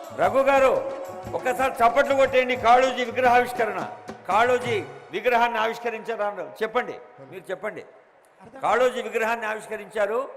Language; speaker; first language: Telugu; native; Telugu